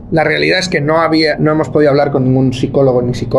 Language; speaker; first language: Spanish; native; Spanish